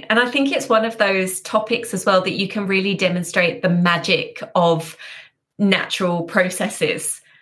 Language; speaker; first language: English; native; English